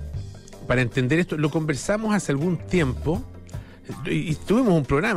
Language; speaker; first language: Spanish; native; Spanish